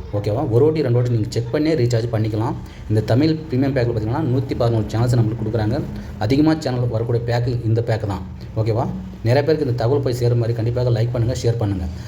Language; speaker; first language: Tamil; non-native, local second language; Telugu